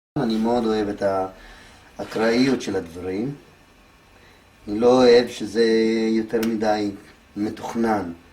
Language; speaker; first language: Hebrew; native; Hebrew